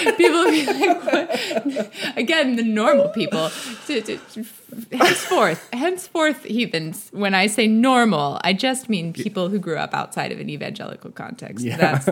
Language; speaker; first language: English; native; English